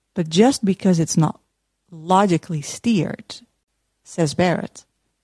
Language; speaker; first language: English; non-native, fluent; Dutch